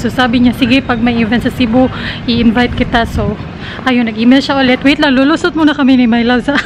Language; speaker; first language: Filipino; non-native, local second language; Cebuano